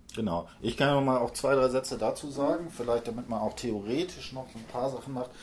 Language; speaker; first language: German; native; German